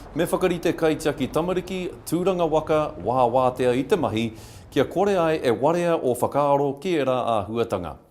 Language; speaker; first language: Māori; non-native, local second language; English